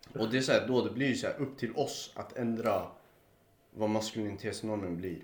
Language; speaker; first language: Swedish; early bilingual, other home language; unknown